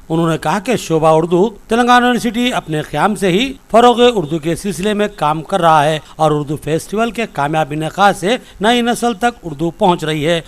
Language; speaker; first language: Urdu; native; Urdu